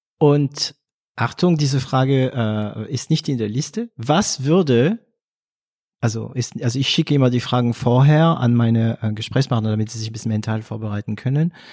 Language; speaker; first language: German; non-native, fluent; French